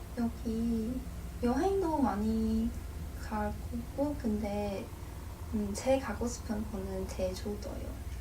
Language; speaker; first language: Korean; non-native, learner; Chinese